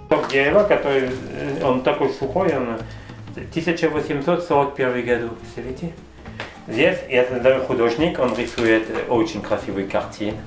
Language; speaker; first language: Russian; non-native, learner; French